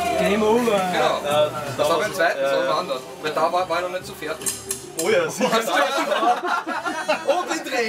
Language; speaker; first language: German; native; German